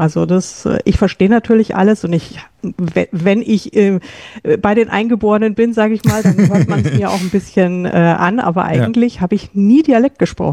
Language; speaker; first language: German; native; German